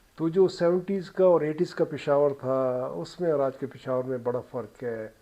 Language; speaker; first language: Urdu; non-native, local second language; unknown